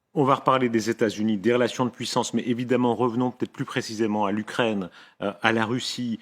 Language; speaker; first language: French; native; French